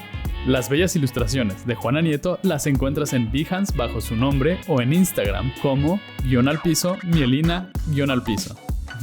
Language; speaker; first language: Spanish; native; Spanish